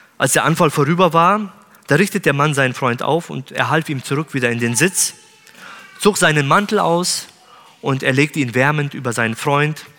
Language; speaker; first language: German; native; German